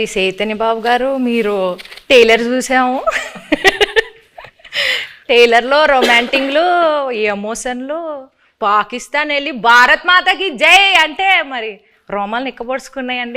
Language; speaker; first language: Telugu; native; Telugu